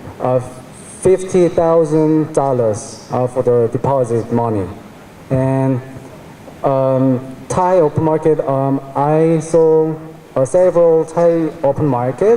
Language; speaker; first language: English; non-native, fluent; Korean